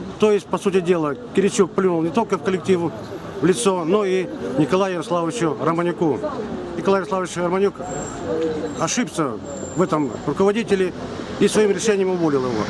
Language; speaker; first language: Russian; non-native, local second language; Ukrainian